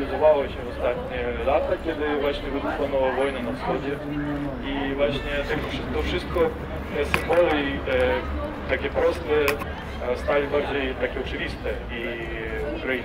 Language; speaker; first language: Polish; non-native, fluent; Ukrainian